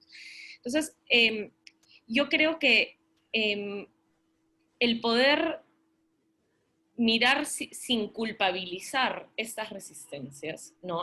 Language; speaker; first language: Spanish; native; Spanish